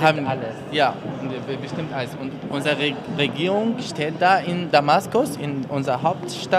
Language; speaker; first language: German; non-native, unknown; Arabic